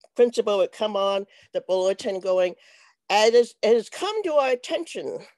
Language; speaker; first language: English; native; English